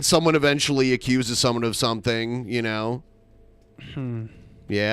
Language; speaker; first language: English; native; English